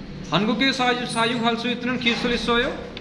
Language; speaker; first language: Korean; non-native, fluent; Punjabi